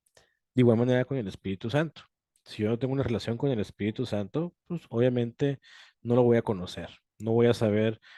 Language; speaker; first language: Spanish; native; Spanish